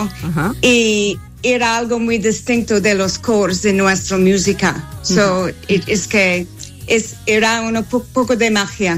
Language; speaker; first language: Spanish; non-native, fluent; English